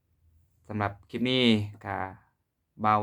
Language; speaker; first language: Thai; non-native, local second language; Lao